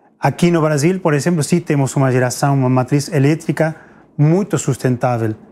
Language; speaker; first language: Portuguese; non-native, fluent; Spanish